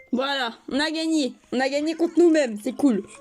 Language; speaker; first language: French; native; French